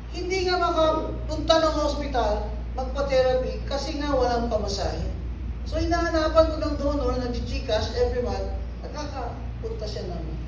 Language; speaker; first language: Filipino; non-native, local second language; Hiligaynon